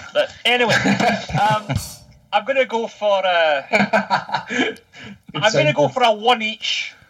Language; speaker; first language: English; native; English